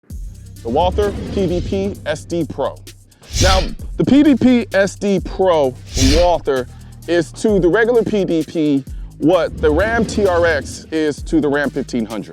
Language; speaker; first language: English; native; English